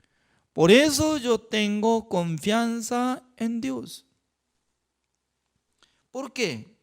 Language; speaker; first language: Spanish; non-native, fluent; Korean